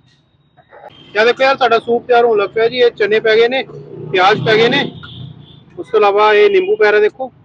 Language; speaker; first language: Hindi; non-native, local second language; Punjabi